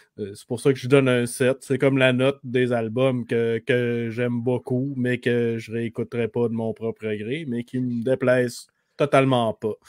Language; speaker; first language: French; native; French